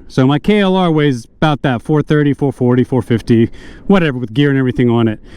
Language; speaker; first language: English; native; English